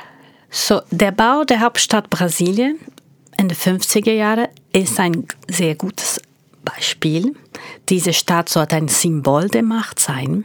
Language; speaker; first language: German; non-native, fluent; Portuguese